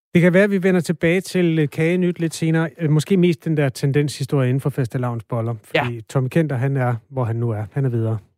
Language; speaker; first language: Danish; native; Danish